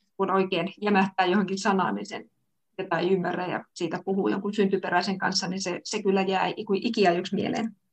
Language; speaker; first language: Finnish; native; Finnish